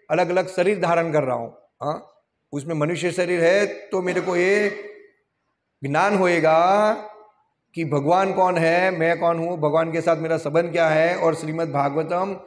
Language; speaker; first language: Hindi; non-native, local second language; Gujarati